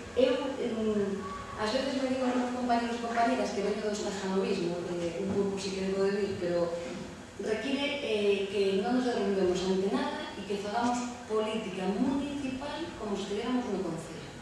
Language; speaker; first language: Galician; native; Galician